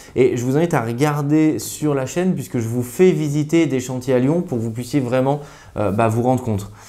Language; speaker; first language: French; native; French